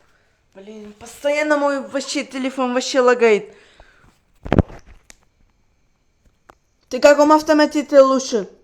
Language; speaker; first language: Russian; non-native, local second language; Uzbek